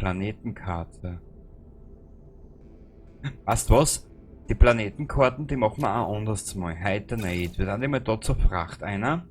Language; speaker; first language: German; native; German